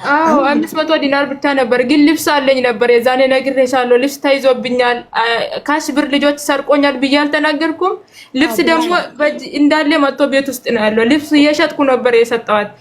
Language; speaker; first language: Amharic; non-native, local second language; Oromo